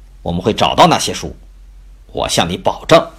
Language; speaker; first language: Chinese; native; Chinese